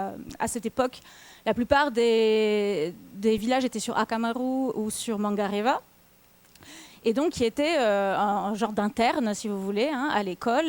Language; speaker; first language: French; native; French